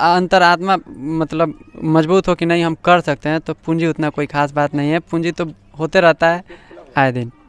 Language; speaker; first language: Hindi; native; Hindi